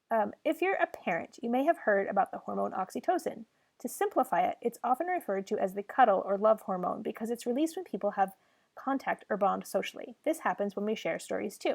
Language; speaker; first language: English; native; English